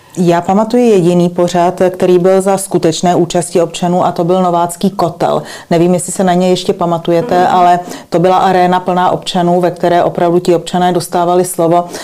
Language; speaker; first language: Czech; native; Czech